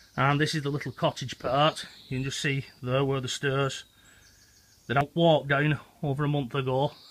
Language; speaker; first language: English; native; English